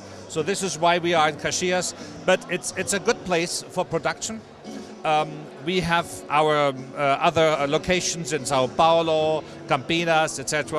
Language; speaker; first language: English; non-native, fluent; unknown